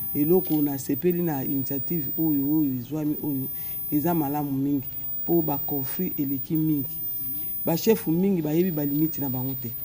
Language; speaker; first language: Lingala; non-native, local second language; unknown